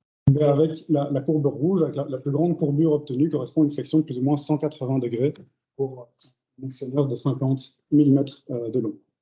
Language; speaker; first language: French; native; French